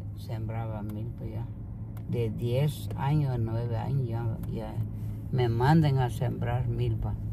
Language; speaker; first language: Spanish; non-native, local second language; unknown